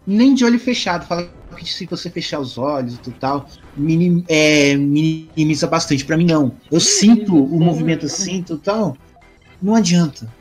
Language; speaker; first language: Portuguese; native; Portuguese